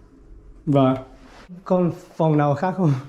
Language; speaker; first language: Vietnamese; non-native, fluent; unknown